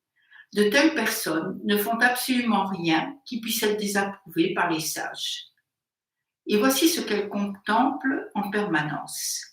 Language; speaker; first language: French; native; French